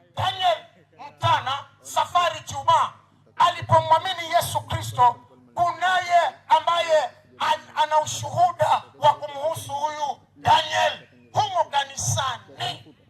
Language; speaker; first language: Swahili; non-native, local second language; Luyia